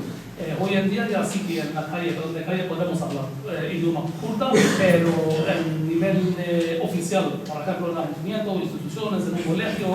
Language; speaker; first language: Spanish; non-native, fluent; Kurdish